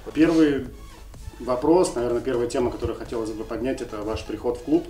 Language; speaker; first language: Russian; native; Russian